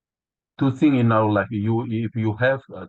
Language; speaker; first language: English; non-native, learner; Indonesian